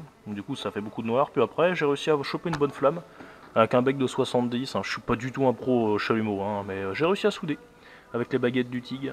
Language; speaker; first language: French; native; French